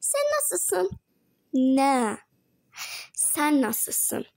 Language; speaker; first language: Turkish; non-native, fluent; Persian